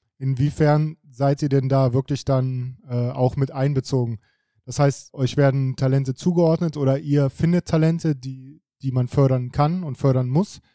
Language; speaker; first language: German; native; German